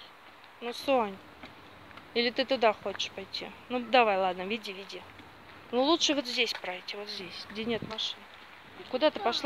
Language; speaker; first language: Russian; native; Russian